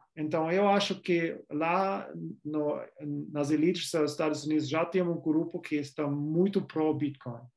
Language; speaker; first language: Portuguese; non-native, fluent; German